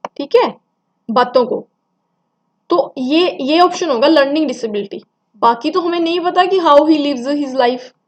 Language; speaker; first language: Hindi; non-native, local second language; Punjabi